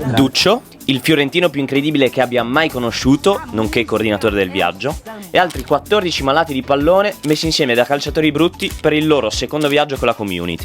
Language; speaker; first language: Italian; native; Italian